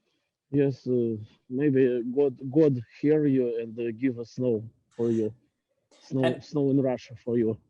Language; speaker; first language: English; non-native, learner; Russian